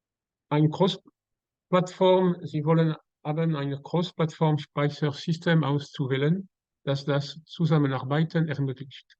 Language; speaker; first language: German; non-native, learner; French